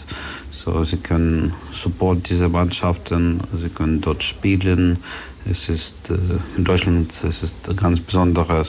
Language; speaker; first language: German; non-native, learner; Ukrainian